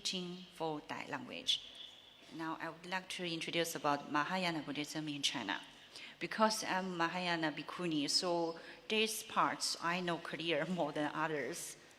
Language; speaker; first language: English; non-native, learner; Chinese